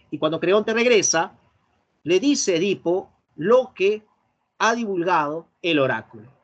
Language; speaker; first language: Spanish; native; Spanish